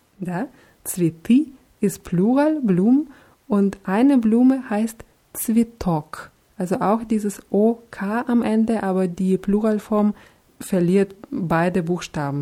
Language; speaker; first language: German; non-native, fluent; Russian